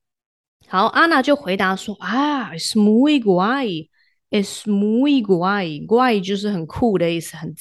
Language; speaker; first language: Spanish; non-native, fluent; Chinese